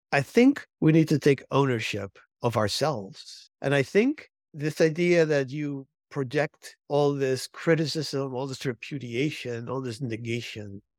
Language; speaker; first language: English; early bilingual, other home language; Spanish